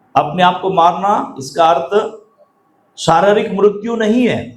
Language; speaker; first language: Hindi; non-native, local second language; Marathi